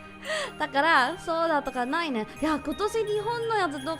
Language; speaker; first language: Japanese; non-native, learner; English